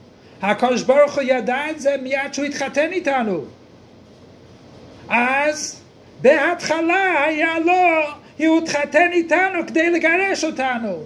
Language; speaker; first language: Hebrew; non-native, fluent; English